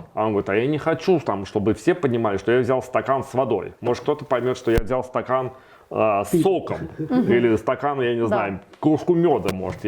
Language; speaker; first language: Russian; native; Russian